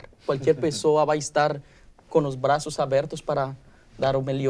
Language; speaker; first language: Portuguese; non-native, learner; Spanish